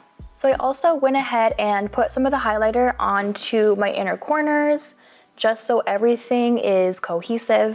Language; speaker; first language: English; native; English